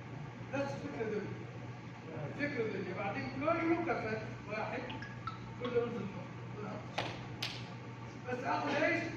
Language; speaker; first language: Arabic; non-native, learner; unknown